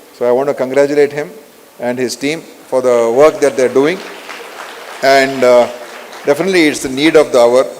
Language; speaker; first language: English; non-native, local second language; Kannada